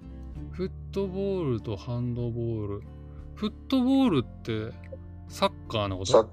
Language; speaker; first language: Japanese; native; Japanese